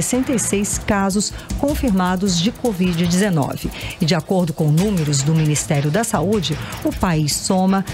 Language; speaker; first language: Portuguese; native; Portuguese